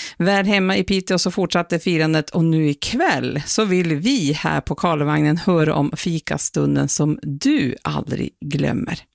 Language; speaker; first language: Swedish; native; Swedish